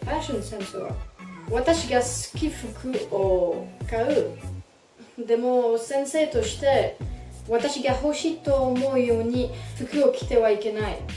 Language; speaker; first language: Japanese; non-native, learner; French